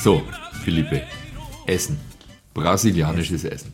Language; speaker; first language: German; native; German